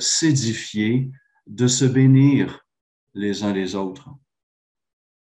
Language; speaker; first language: French; native; French